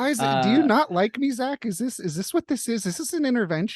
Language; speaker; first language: English; native; English